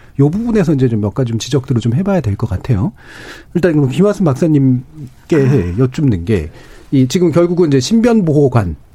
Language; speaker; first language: Korean; native; Korean